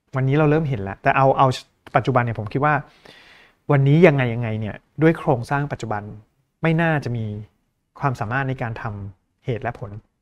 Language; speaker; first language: Thai; native; Thai